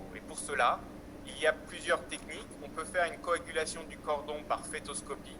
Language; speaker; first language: French; native; French